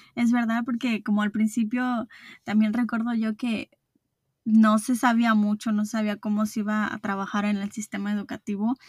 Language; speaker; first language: Spanish; early bilingual, heritage; Spanish